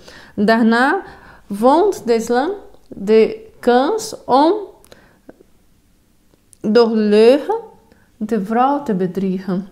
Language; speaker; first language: Dutch; non-native, fluent; Portuguese